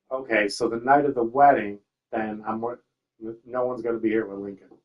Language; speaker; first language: English; native; English